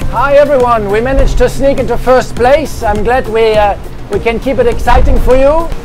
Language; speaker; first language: English; non-native, fluent; German